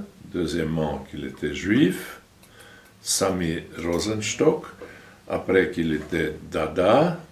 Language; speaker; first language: French; non-native, fluent; German